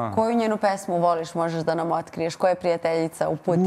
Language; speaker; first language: Bosnian; native; Bosnian